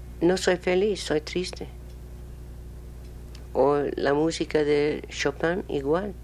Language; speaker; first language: Spanish; non-native, learner; English